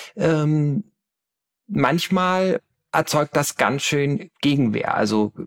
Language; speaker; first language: German; native; German